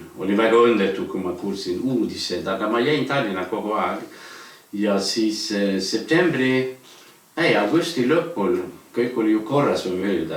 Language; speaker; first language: Estonian; non-native, fluent; Swedish